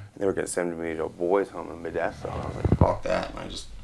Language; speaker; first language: English; native; English